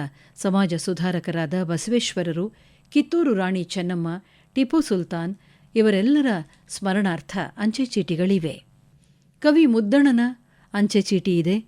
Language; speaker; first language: Kannada; native; Kannada